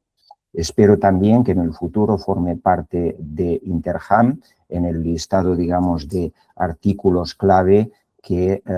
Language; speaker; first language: Spanish; native; Spanish